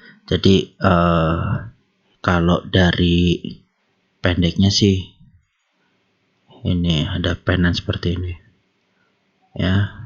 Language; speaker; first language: Indonesian; native; Indonesian